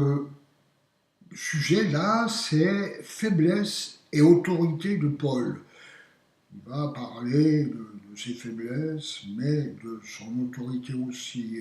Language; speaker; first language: French; native; French